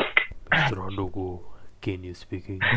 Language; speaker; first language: English; non-native, learner; Indonesian